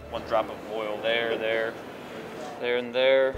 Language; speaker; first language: English; native; English